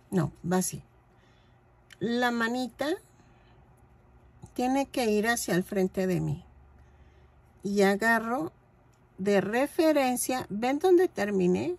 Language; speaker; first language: Spanish; native; Spanish